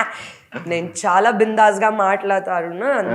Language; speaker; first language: Telugu; non-native, fluent; Hindi